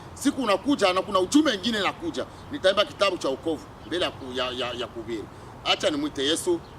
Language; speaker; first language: Swahili; native; Swahili